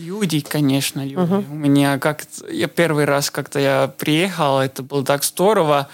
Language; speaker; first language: Russian; non-native, learner; Estonian